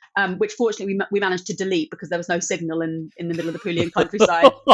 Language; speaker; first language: English; native; English